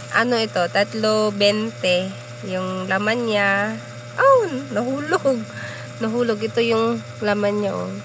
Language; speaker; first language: Filipino; non-native, local second language; Cebuano